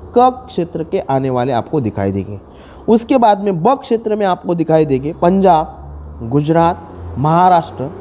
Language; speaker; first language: Hindi; non-native, local second language; Marathi